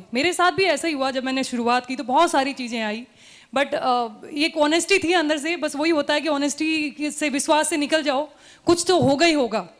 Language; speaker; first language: Hindi; native; Hindi